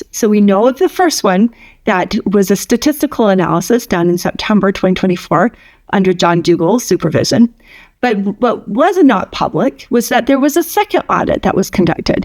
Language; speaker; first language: English; native; English